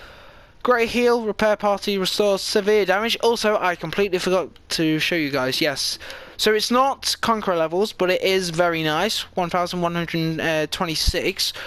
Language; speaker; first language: English; native; English